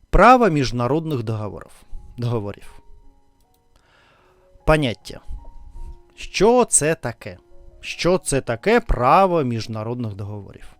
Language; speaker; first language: Ukrainian; non-native, fluent; Russian